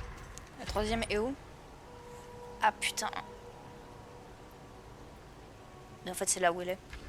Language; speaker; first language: French; native; French